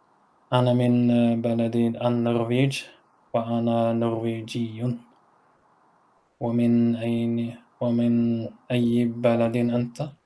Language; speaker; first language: Arabic; non-native, learner; Norwegian